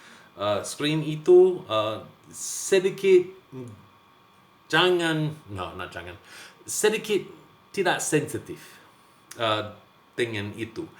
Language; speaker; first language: Indonesian; non-native, learner; English